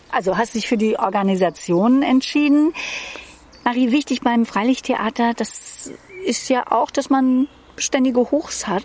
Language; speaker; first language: German; native; German